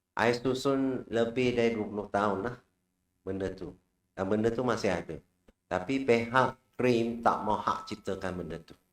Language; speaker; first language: Malay; non-native, local second language; Chinese